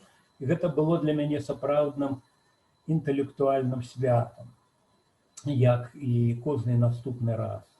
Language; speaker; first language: Belarusian; native; Belarusian